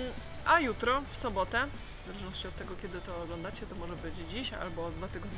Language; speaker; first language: Polish; native; Polish